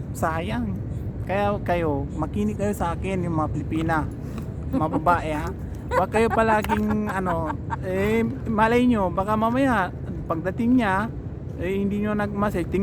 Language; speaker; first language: Filipino; native; Filipino